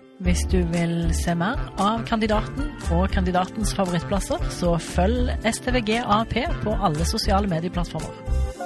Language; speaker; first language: Norwegian; native; Norwegian